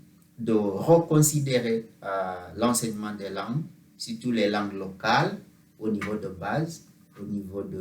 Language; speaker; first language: French; non-native, fluent; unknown